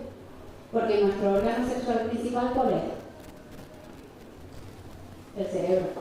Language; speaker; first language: Spanish; native; Spanish